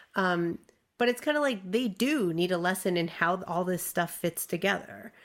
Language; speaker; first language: English; early bilingual, other home language; Chinese